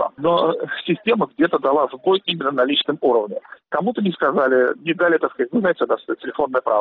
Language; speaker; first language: Russian; native; Russian